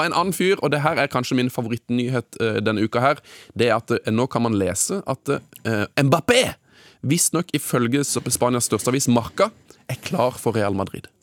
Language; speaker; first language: Norwegian; native; Norwegian